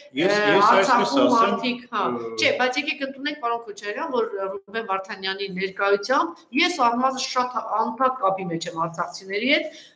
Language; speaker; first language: Armenian; native; Armenian